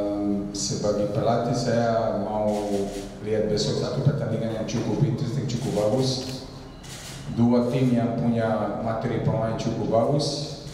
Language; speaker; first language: Indonesian; non-native, fluent; Serbian